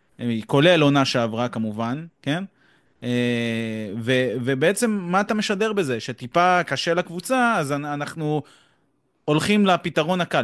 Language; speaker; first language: Hebrew; native; Hebrew